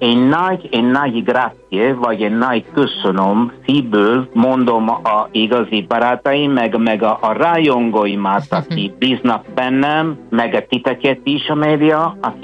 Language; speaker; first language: Hungarian; non-native, fluent; Italian